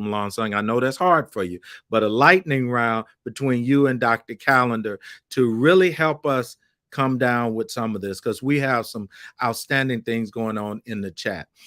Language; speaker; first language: English; native; English